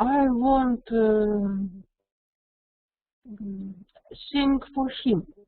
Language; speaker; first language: English; non-native, learner; Russian